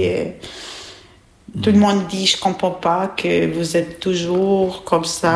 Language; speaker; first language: French; non-native, learner; Albanian